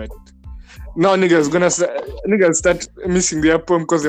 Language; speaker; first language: English; non-native, local second language; Ganda